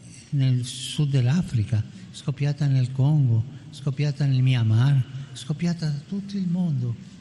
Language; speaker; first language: Italian; non-native, fluent; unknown